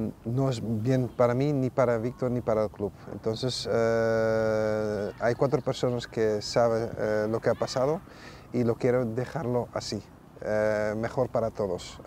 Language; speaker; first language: Spanish; non-native, fluent; Dutch